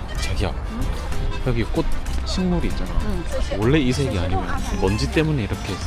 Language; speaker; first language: Korean; native; Korean